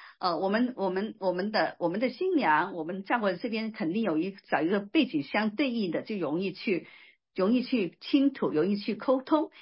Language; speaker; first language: Chinese; native; Chinese